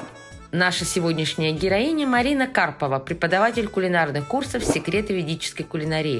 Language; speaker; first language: Russian; native; Russian